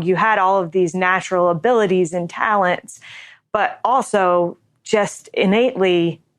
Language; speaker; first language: English; native; English